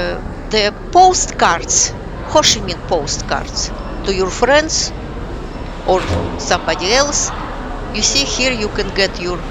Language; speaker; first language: English; non-native, fluent; Russian